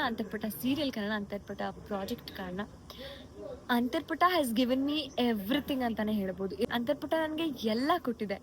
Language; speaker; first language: Kannada; non-native, local second language; Lambadi